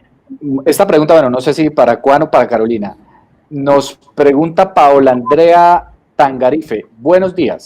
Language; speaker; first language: Spanish; native; Spanish